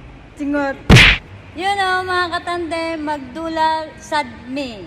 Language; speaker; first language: Cebuano; non-native, learner; Filipino